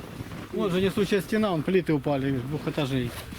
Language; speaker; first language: Russian; native; Russian